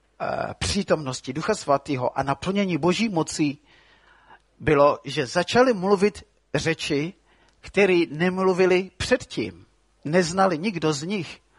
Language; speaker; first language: Czech; non-native, fluent; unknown